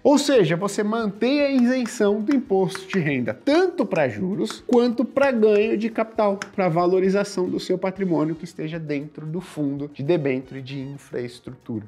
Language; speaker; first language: Portuguese; native; Portuguese